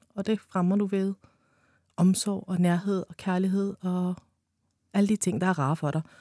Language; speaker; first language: Danish; early bilingual, other home language; Romanian